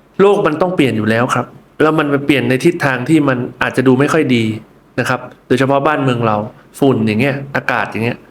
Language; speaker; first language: Thai; native; Thai